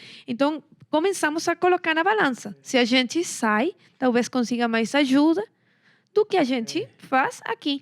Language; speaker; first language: Portuguese; non-native, fluent; Spanish